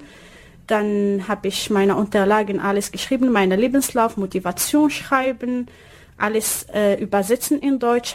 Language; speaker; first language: German; non-native, learner; Arabic